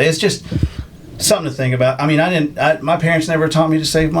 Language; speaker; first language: English; native; English